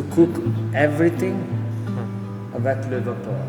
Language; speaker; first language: French; non-native, learner; Italian